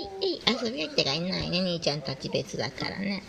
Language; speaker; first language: Japanese; native; Japanese